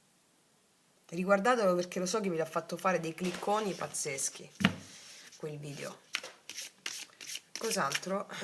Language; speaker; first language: Italian; native; Italian